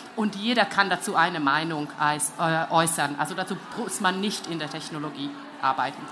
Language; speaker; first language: German; non-native, fluent; Hungarian